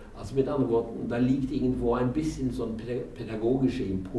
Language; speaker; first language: German; non-native, fluent; Norwegian